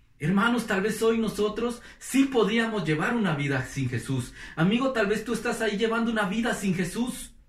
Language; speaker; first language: Spanish; native; Spanish